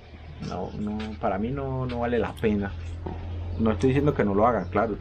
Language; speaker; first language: Spanish; native; Spanish